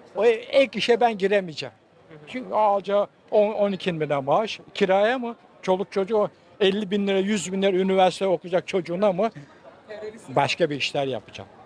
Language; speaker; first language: Turkish; native; Turkish